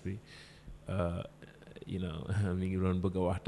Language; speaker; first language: English; non-native, fluent; Wolof